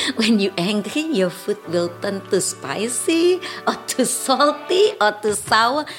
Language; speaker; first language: English; non-native, fluent; Indonesian